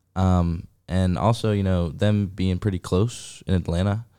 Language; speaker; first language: English; native; English